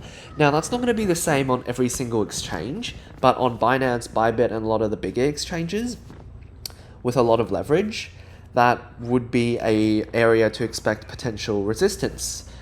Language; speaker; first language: English; native; English